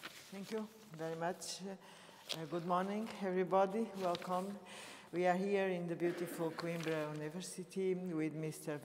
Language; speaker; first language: English; non-native, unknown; Portuguese